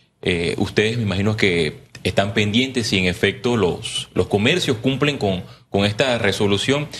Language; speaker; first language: Spanish; native; Spanish